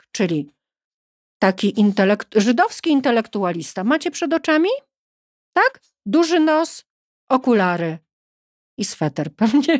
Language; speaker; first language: Polish; native; Polish